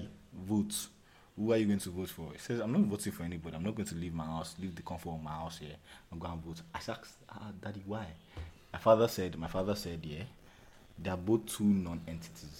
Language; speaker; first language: English; non-native, local second language; Yoruba